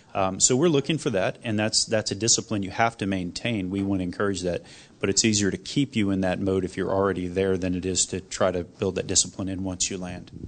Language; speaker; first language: English; non-native, fluent; Korean